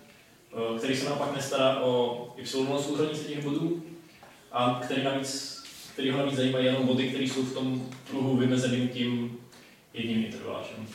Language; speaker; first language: Czech; native; Czech